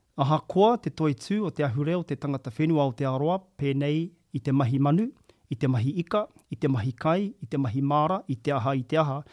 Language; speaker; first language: Māori; native; Māori